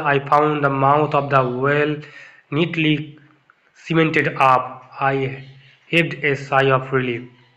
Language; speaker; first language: English; non-native, local second language; Bangla